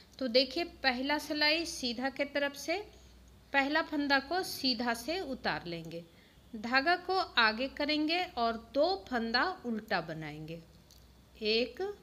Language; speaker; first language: Hindi; native; Hindi